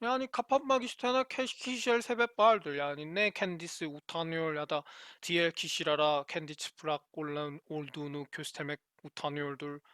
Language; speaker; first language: Turkish; non-native, learner; Korean